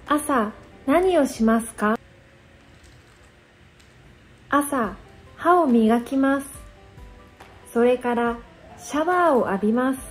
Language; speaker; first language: Japanese; non-native, learner; Indonesian